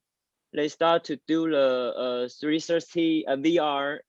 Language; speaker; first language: English; non-native, learner; Chinese